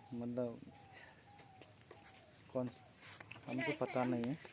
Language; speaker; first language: Hindi; non-native, local second language; Bodo